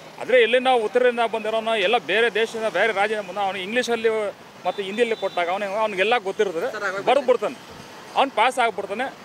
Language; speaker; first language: Kannada; native; Kannada